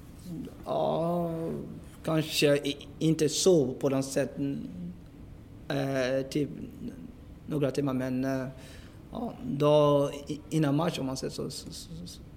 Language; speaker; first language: Swedish; non-native, fluent; English